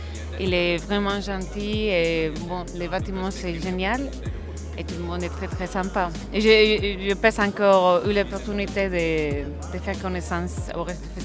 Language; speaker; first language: French; non-native, learner; Spanish